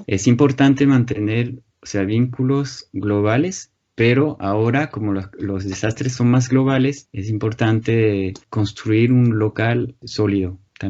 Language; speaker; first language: Spanish; non-native, fluent; French